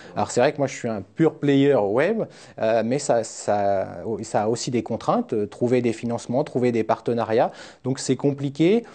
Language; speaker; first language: French; native; French